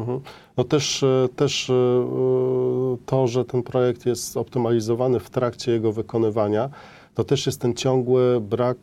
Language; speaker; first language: Polish; native; Polish